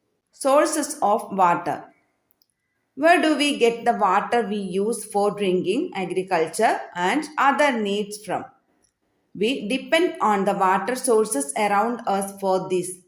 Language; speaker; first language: English; non-native, local second language; Malayalam